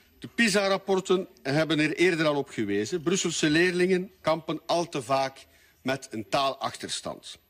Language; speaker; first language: Dutch; native; Dutch